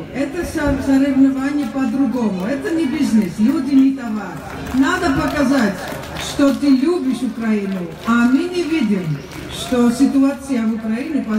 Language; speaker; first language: Russian; non-native, learner; Dutch